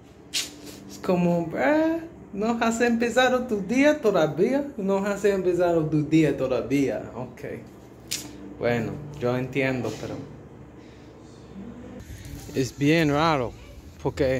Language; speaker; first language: Spanish; non-native, learner; English